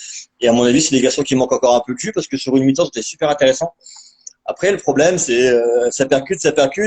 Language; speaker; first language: French; native; French